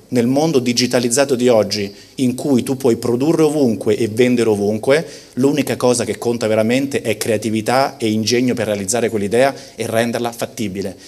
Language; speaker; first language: Italian; early bilingual, heritage; Italian